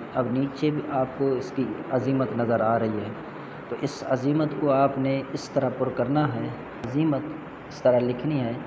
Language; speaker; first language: Urdu; non-native, local second language; Sindhi